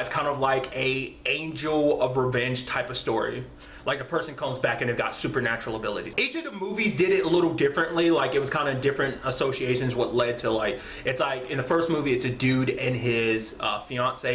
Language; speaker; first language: English; native; English